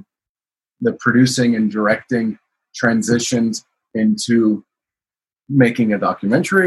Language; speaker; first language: English; native; English